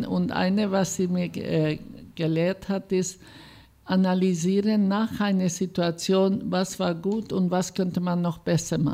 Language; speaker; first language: German; non-native, fluent; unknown